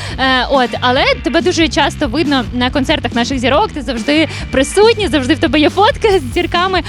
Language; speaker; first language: Ukrainian; native; Ukrainian